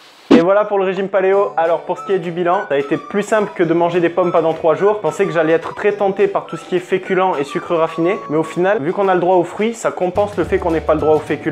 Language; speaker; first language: French; native; French